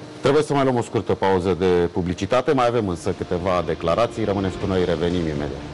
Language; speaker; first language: Romanian; native; Romanian